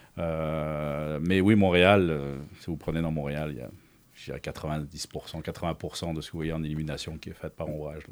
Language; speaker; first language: French; native; French